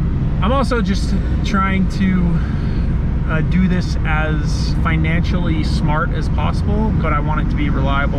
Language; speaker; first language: English; native; English